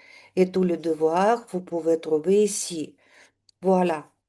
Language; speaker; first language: French; non-native, fluent; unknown